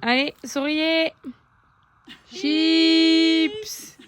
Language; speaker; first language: French; native; French